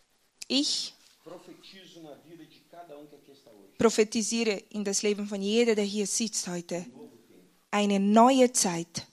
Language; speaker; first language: German; non-native, fluent; Portuguese